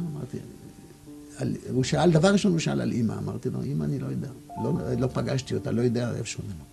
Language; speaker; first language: Hebrew; non-native, fluent; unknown